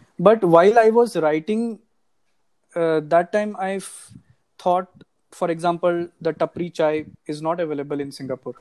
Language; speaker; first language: English; non-native, local second language; Hindi